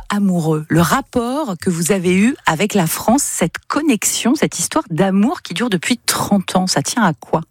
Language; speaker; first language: French; native; French